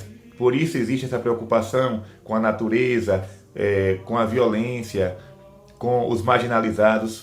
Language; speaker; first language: Portuguese; native; Portuguese